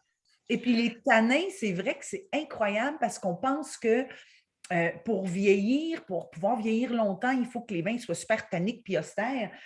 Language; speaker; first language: French; native; French